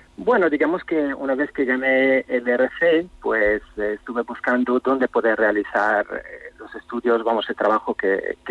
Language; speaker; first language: Spanish; non-native, fluent; Italian